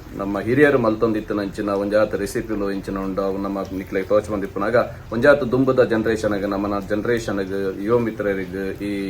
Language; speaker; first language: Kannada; non-native, local second language; Tulu